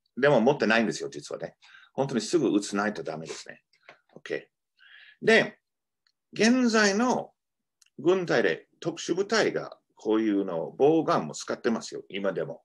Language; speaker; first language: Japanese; non-native, fluent; English